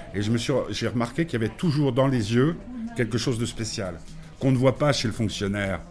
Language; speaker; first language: French; non-native, fluent; Spanish